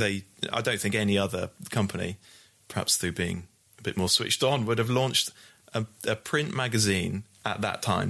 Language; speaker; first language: English; native; English